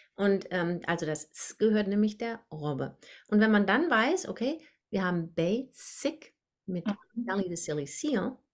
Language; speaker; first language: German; native; German